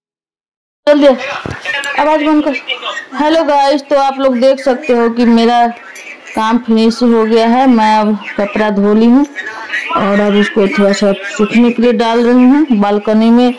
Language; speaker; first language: Hindi; non-native, local second language; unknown